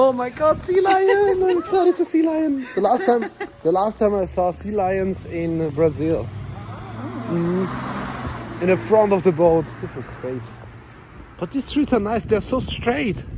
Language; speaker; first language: English; non-native, fluent; German